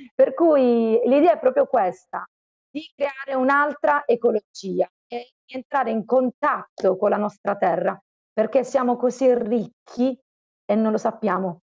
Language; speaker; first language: Italian; native; Italian